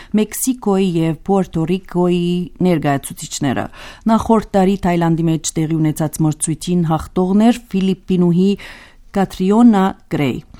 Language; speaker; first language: Armenian; early bilingual, heritage; Armenian